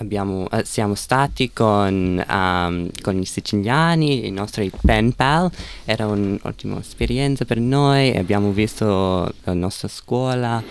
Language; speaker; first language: Italian; non-native, learner; English